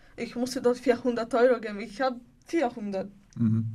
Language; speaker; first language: German; non-native, learner; Bulgarian